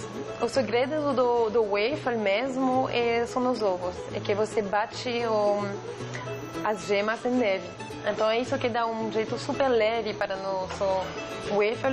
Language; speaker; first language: Portuguese; non-native, fluent; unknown